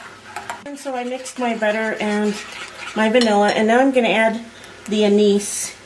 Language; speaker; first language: English; native; English